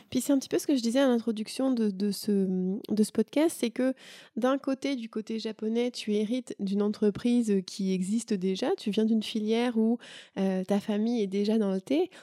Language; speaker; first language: French; native; French